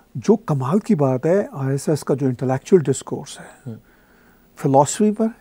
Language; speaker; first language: Urdu; native; Urdu